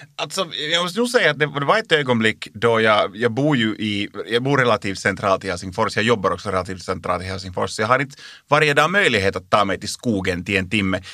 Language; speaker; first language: Swedish; native; Swedish